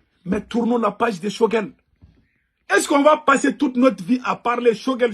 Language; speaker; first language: French; non-native, local second language; Bambara